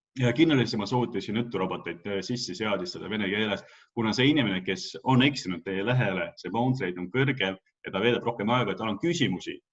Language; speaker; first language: Estonian; non-native, local second language; Russian